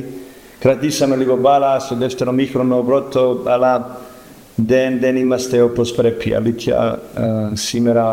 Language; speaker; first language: Greek; non-native, learner; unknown